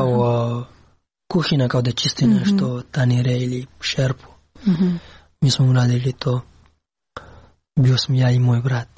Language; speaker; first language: Serbian; non-native, learner; Pashto